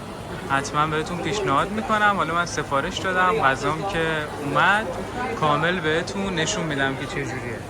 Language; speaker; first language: Persian; native; Persian